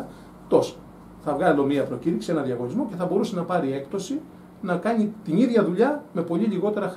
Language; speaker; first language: Greek; native; Greek